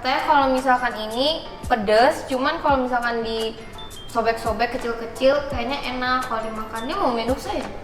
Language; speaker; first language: Indonesian; early bilingual, other home language; Japanese